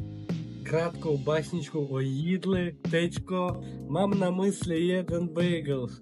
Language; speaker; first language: Czech; non-native, fluent; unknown